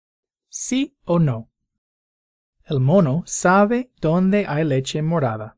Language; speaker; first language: Spanish; non-native, fluent; English